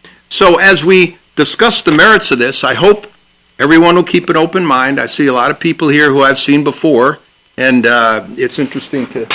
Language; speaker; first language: English; native; English